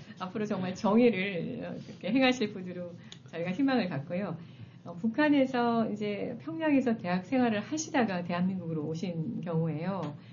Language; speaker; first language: Korean; native; Korean